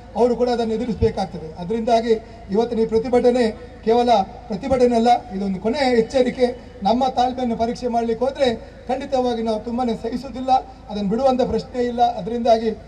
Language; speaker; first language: Kannada; non-native, local second language; Tulu